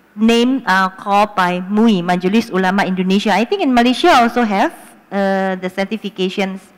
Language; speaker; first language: English; non-native, fluent; Indonesian